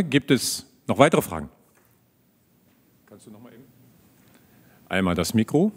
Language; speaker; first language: German; native; German